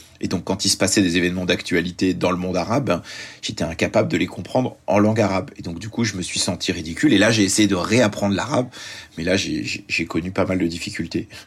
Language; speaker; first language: French; early bilingual, other home language; Arabic